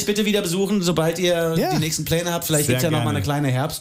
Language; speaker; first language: German; native; German